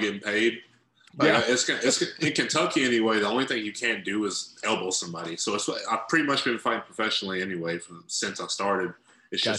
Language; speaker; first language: English; native; English